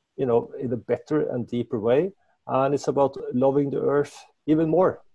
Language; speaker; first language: English; non-native, fluent; Norwegian